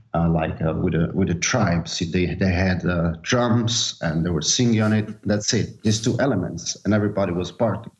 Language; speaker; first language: English; non-native, fluent; Italian